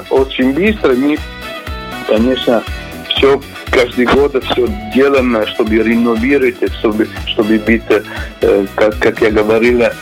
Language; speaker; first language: Russian; non-native, learner; Italian